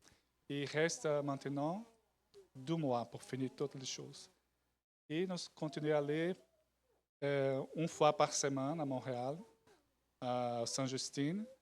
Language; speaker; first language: French; non-native, learner; Portuguese